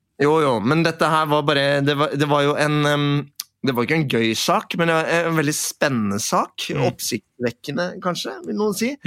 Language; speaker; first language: Norwegian; native; Norwegian